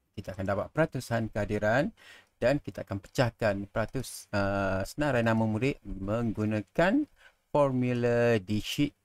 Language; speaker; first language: Malay; native; Malay